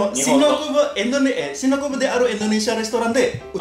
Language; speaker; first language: Japanese; non-native, learner; Indonesian